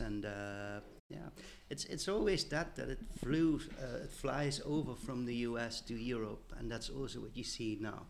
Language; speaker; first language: English; non-native, fluent; Dutch